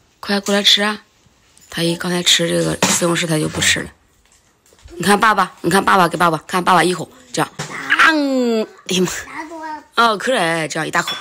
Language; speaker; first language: Chinese; native; Chinese